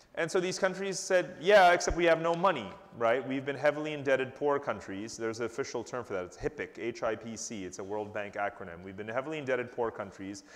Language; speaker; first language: English; native; English